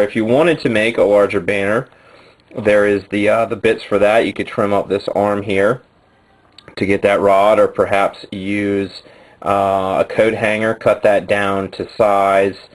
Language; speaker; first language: English; native; English